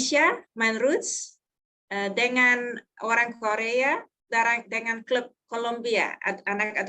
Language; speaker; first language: Indonesian; non-native, learner; Dutch